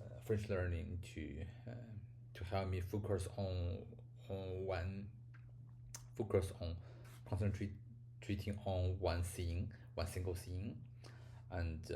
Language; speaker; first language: English; non-native, learner; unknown